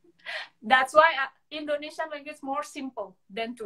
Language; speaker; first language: English; non-native, learner; Indonesian